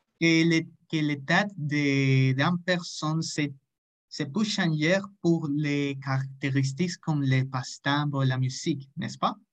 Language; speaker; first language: French; non-native, learner; Spanish